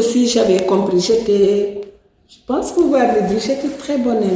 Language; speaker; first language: French; non-native, local second language; Wolof